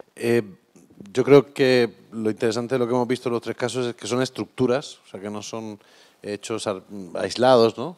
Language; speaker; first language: Spanish; native; Spanish